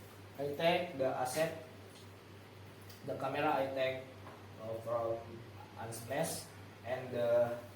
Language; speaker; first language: English; non-native, learner; Indonesian